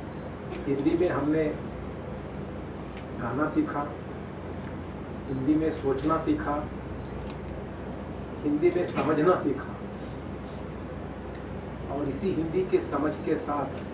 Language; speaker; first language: Hindi; non-native, local second language; Telugu